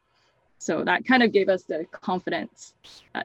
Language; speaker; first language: English; non-native, local second language; Cantonese